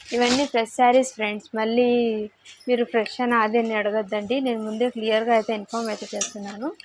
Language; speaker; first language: Telugu; non-native, local second language; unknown